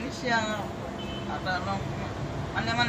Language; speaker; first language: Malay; non-native, learner; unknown